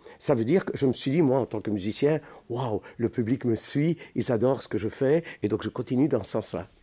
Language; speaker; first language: French; early bilingual, other home language; Italian